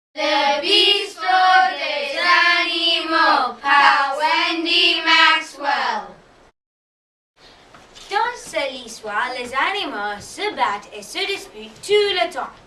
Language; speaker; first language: French; non-native, learner; English